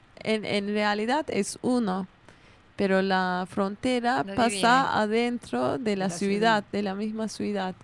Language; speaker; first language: Spanish; non-native, fluent; Kurdish